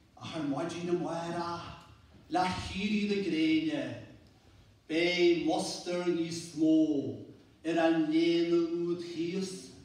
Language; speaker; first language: Irish; native; Irish